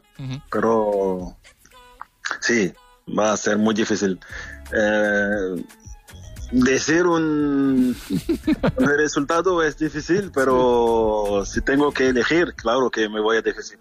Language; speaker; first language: Spanish; non-native, learner; French